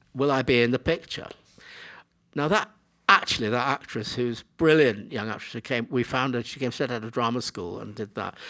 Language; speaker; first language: English; native; English